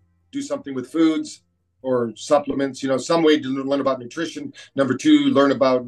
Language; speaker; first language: English; native; English